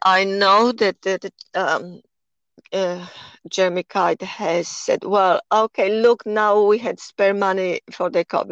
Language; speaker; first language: English; non-native, fluent; Polish